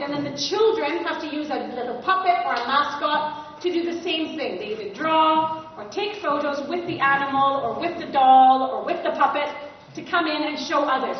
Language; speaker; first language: English; native; English